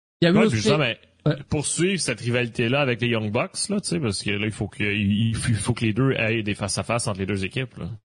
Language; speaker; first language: French; native; French